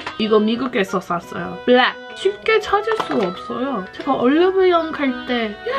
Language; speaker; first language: Korean; non-native, learner; English